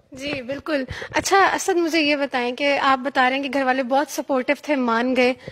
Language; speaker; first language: Urdu; native; Urdu